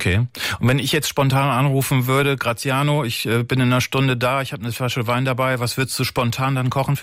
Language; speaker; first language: German; native; German